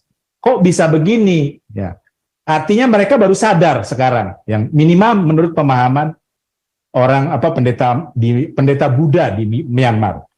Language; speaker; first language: Indonesian; native; Indonesian